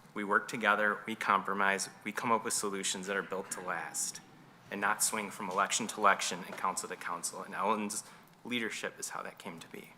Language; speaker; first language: English; native; English